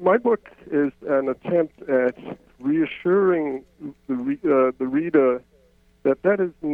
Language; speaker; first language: English; native; English